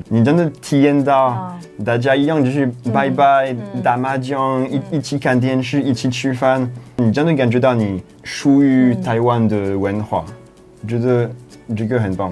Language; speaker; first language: Chinese; non-native, fluent; French